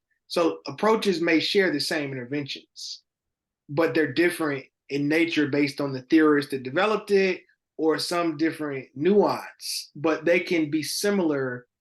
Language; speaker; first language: English; native; English